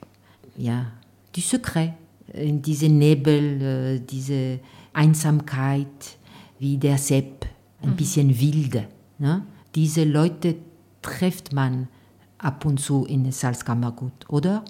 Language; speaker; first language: German; non-native, fluent; French